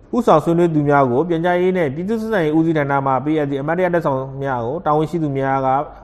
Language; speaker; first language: Burmese; native; Burmese